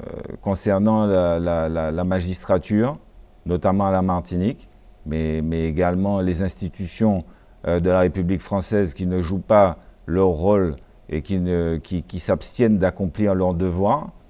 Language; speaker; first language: French; native; French